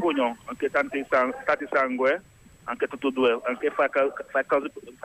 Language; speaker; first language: Italian; non-native, learner; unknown